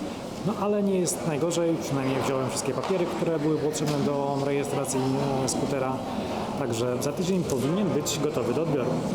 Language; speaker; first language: Polish; native; Polish